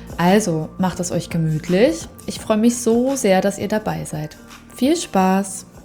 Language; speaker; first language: German; native; German